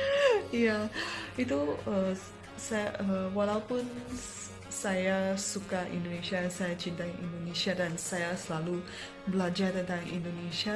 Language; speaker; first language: Indonesian; non-native, fluent; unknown